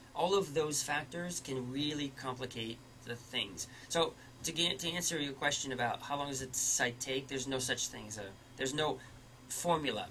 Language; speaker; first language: English; early bilingual, other home language; French